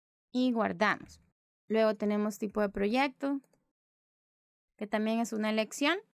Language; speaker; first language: Spanish; native; Spanish